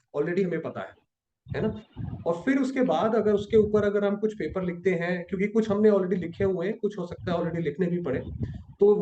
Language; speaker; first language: Hindi; native; Hindi